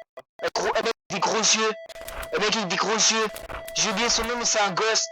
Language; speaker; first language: French; native; French